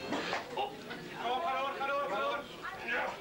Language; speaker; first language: Dutch; native; Dutch